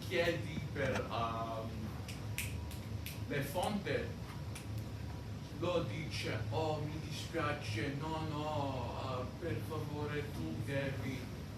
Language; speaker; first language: Italian; non-native, learner; English